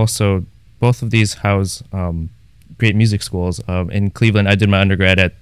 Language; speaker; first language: English; native; English